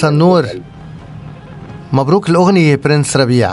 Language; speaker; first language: Arabic; native; Arabic